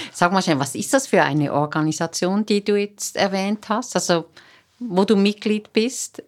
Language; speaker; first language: German; native; German